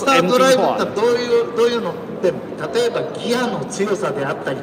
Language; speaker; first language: Japanese; native; Japanese